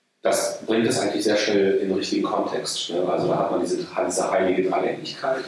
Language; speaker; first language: German; native; German